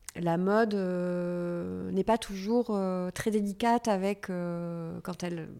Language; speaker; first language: French; native; French